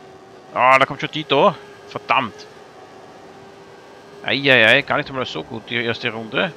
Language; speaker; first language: German; native; German